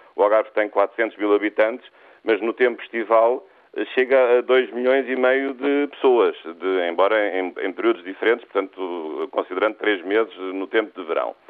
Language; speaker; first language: Portuguese; native; Portuguese